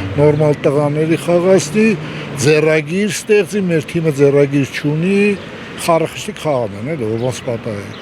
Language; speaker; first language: Armenian; native; Armenian